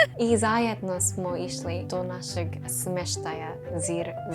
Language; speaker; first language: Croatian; non-native, learner; English